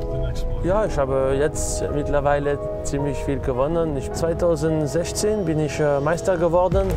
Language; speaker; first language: German; non-native, local second language; French